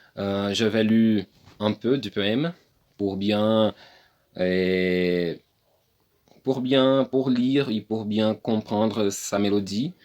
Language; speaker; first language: French; non-native, learner; Portuguese